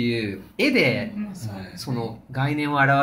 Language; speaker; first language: Japanese; native; Japanese